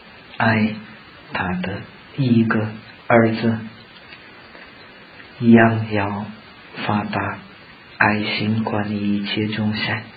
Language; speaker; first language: Chinese; non-native, fluent; Czech